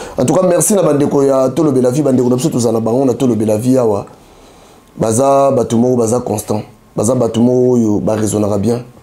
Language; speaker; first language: Lingala; native; Lingala